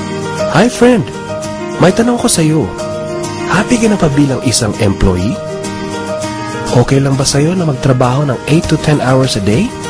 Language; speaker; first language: Filipino; native; Filipino